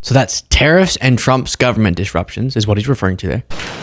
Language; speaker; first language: English; native; English